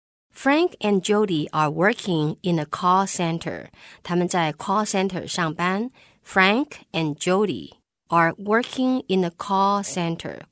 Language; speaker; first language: English; non-native, fluent; Chinese